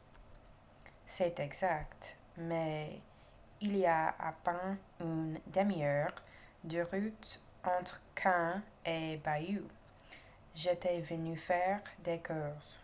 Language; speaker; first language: French; non-native, learner; English